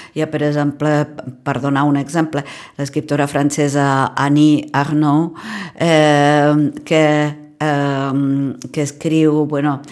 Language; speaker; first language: Catalan; non-native, fluent; Czech